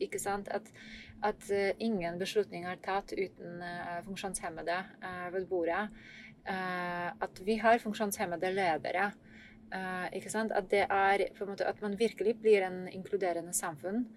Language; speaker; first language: Norwegian; non-native, fluent; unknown